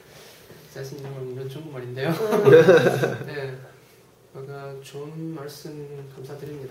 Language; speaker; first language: Korean; non-native, fluent; Chinese